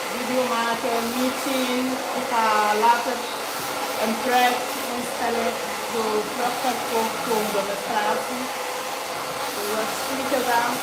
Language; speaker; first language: Dutch; non-native, fluent; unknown